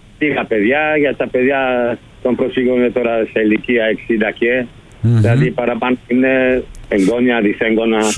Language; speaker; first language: Greek; early bilingual, heritage; Greek